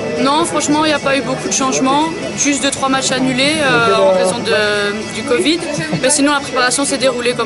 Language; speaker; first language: French; native; French